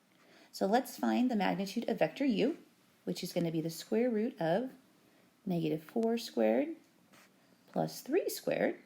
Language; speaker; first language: English; native; English